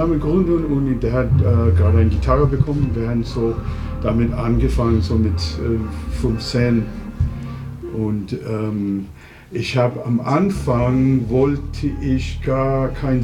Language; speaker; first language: German; non-native, fluent; English